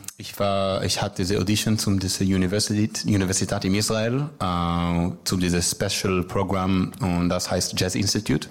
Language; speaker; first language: German; non-native, learner; Hebrew